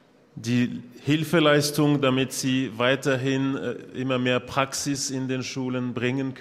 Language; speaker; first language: German; non-native, local second language; French